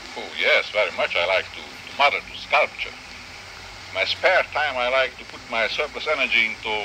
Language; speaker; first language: English; non-native, fluent; Hungarian